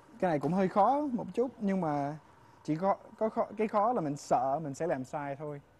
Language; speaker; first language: Vietnamese; non-native, fluent; English